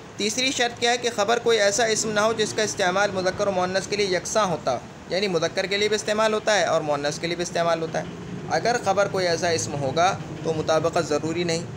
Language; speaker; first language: Urdu; native; Urdu